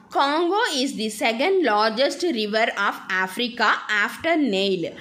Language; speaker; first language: English; non-native, local second language; Tamil